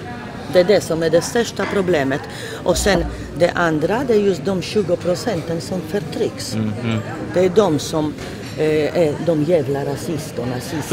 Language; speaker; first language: Swedish; non-native, fluent; Polish